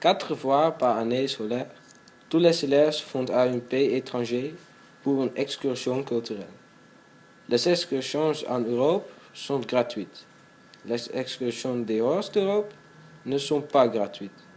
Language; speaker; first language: French; non-native, learner; Dutch